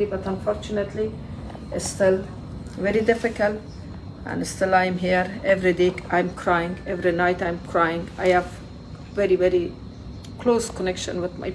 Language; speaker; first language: English; non-native, learner; Persian